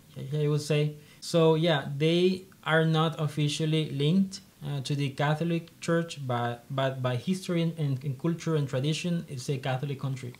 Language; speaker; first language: English; non-native, fluent; Spanish